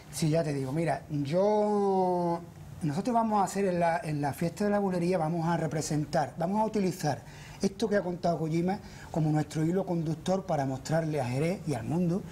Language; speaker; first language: Spanish; native; Spanish